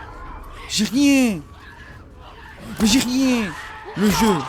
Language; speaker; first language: French; native; French